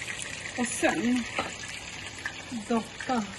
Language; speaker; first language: Swedish; non-native, local second language; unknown